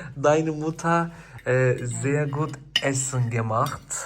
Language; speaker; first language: German; non-native, learner; Turkish